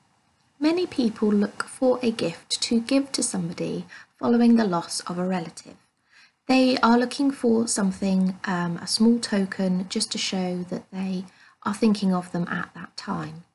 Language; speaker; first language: English; native; English